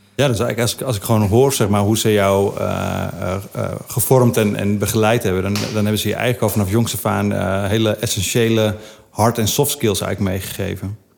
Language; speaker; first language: Dutch; native; Dutch